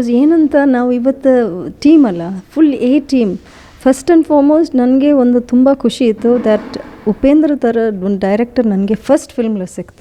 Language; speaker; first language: Kannada; non-native, learner; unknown